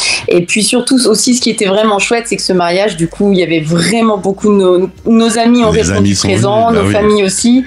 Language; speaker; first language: French; native; French